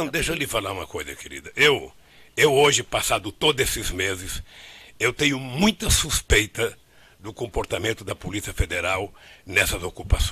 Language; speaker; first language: Portuguese; native; Portuguese